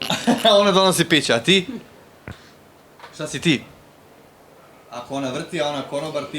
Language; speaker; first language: Bosnian; native; Bosnian